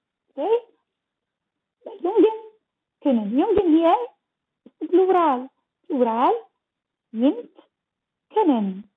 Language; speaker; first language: German; non-native, learner; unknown